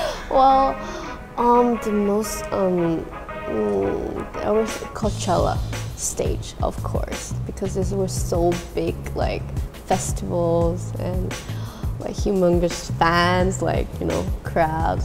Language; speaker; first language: English; non-native, fluent; Thai